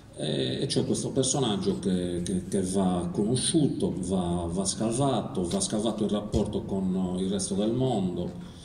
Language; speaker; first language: Italian; native; Italian